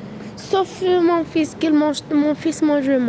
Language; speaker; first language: French; non-native, learner; Arabic